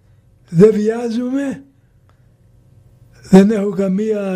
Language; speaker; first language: Greek; early bilingual, heritage; Greek